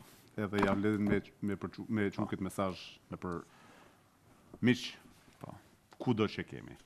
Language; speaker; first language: Albanian; native; Albanian